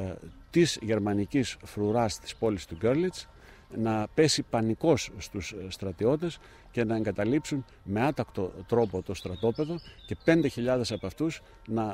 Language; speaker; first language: Greek; native; Greek